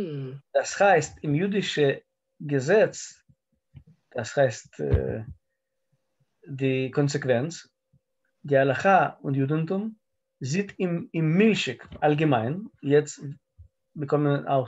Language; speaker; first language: German; non-native, learner; Russian